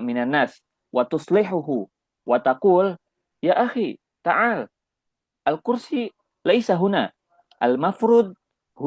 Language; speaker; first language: Arabic; non-native, fluent; Indonesian